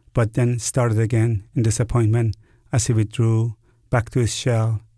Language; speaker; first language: English; non-native, fluent; Persian